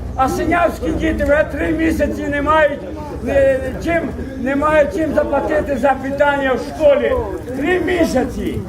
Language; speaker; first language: Ukrainian; native; Ukrainian